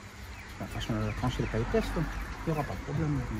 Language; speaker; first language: French; non-native, local second language; Réunion Creole French